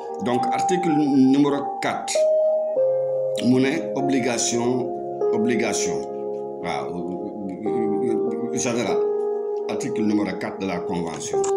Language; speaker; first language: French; non-native, local second language; Wolof